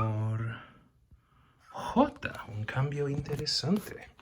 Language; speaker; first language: Spanish; non-native, fluent; English